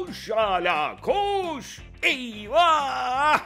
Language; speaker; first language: Turkish; native; Turkish